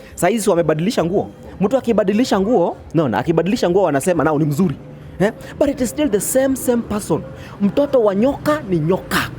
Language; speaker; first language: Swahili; native; Swahili